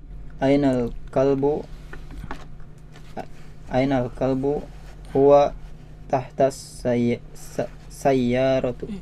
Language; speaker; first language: Arabic; non-native, learner; Indonesian